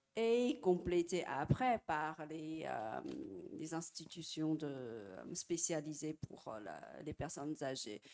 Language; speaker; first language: French; non-native, fluent; Chinese